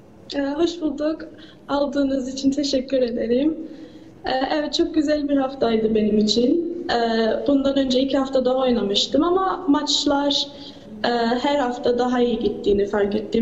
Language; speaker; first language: Turkish; early bilingual, heritage; English